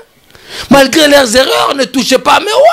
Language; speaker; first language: French; non-native, local second language; Lingala